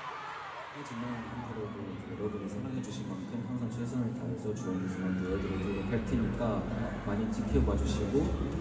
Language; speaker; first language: Korean; non-native, fluent; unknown